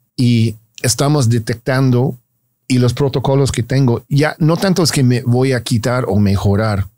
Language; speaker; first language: Spanish; non-native, fluent; English